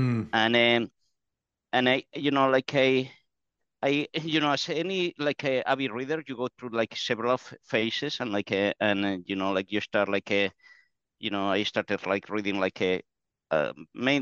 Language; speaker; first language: English; non-native, fluent; Spanish